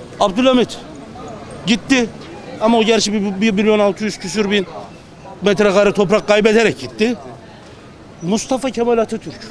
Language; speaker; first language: Turkish; native; Turkish